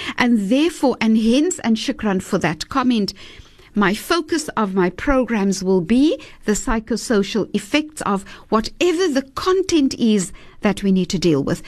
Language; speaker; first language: English; early bilingual, other home language; Afrikaans